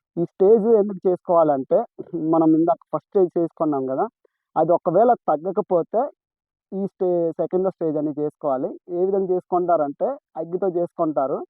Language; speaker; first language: Telugu; non-native, local second language; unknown